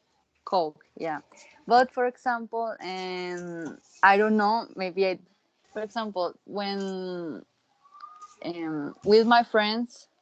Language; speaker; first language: English; non-native, learner; Spanish